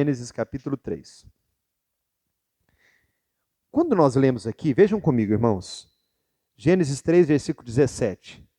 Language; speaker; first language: Portuguese; native; Portuguese